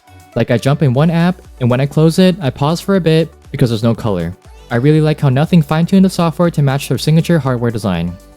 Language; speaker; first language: English; native; English